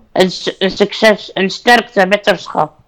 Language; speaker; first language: Dutch; non-native, learner; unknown